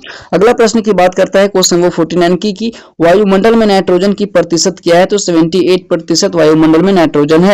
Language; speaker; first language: Hindi; native; Hindi